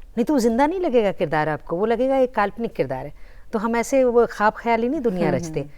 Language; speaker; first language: Hindi; native; Hindi